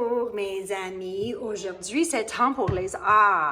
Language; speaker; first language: French; non-native, learner; English